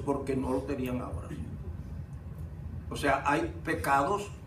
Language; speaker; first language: Spanish; native; Spanish